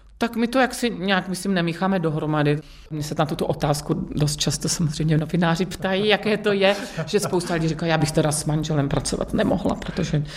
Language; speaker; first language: Czech; native; Czech